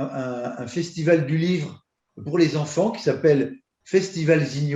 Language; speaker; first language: French; native; French